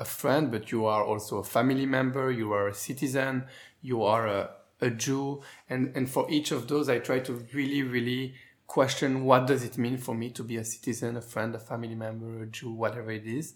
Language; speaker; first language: English; non-native, fluent; French